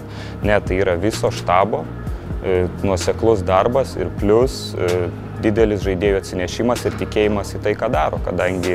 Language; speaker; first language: Lithuanian; native; Lithuanian